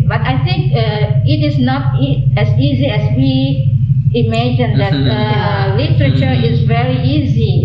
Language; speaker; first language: English; non-native, fluent; Indonesian